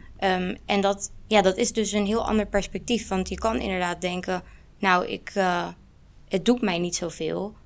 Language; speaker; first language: Dutch; early bilingual, other home language; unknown